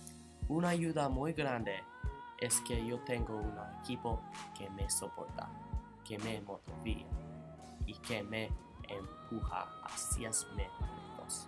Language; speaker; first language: Spanish; non-native, learner; English